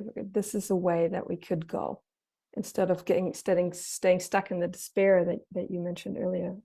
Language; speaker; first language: English; non-native, fluent; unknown